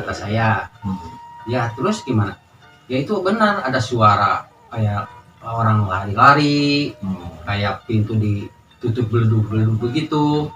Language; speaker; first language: Indonesian; non-native, local second language; Sundanese